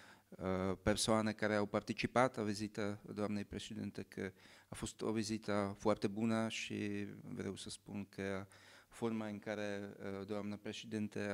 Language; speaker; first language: Romanian; non-native, fluent; Czech